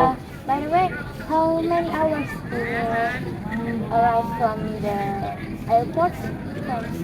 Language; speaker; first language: English; non-native, learner; Indonesian